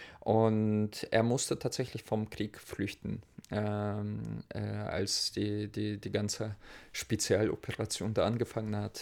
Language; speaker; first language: German; non-native, fluent; Russian